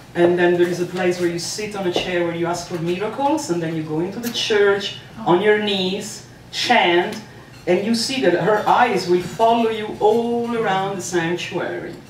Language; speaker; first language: English; non-native, fluent; Italian